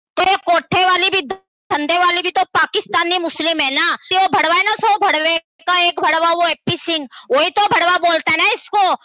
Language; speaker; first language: Hindi; native; Hindi